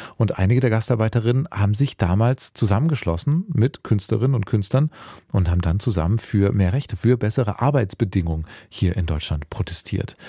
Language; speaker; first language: German; early bilingual, other home language; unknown